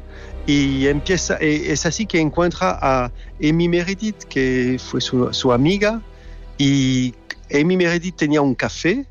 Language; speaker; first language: Spanish; non-native, learner; French